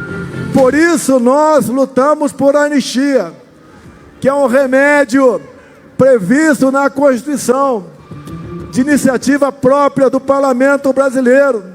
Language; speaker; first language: Portuguese; native; Portuguese